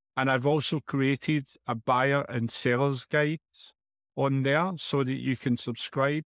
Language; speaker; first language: English; native; English